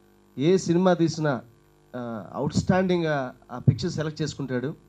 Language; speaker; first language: Telugu; native; Telugu